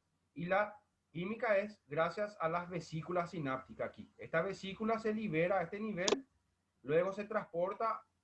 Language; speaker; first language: Spanish; native; Spanish